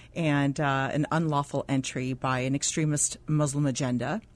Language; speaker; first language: English; non-native, fluent; Arabic